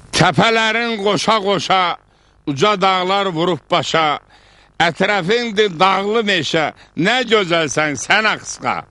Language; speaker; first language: Turkish; early bilingual, heritage; Turkish